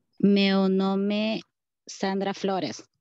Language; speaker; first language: Portuguese; non-native, learner; Spanish